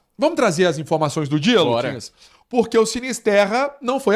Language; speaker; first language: Portuguese; native; Portuguese